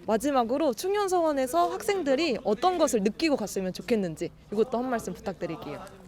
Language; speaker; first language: Korean; native; Korean